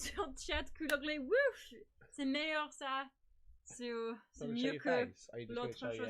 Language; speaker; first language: French; non-native, learner; English